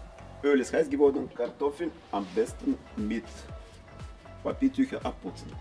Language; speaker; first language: German; non-native, learner; Russian